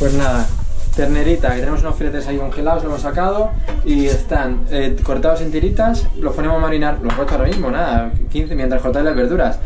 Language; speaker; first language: Spanish; native; Spanish